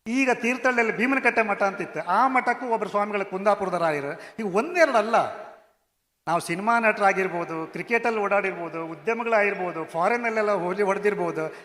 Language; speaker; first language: Kannada; non-native, local second language; Konkani